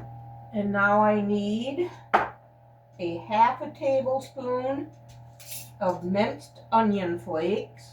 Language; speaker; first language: English; native; English